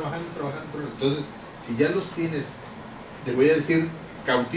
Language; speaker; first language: Spanish; native; Spanish